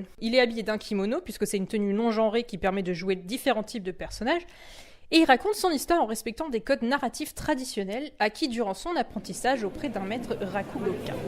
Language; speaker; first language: French; native; French